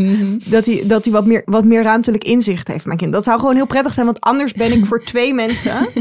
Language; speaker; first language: Dutch; native; Dutch